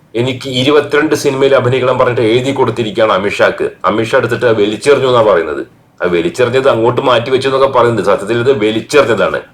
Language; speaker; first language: Malayalam; native; Malayalam